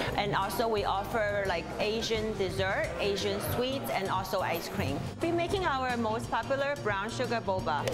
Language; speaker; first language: English; early bilingual, other home language; Chinese